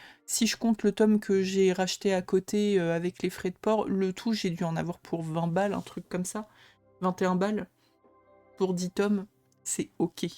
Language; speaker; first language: French; native; French